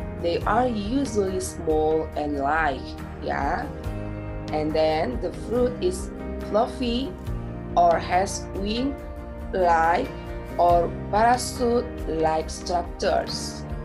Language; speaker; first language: English; non-native, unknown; Indonesian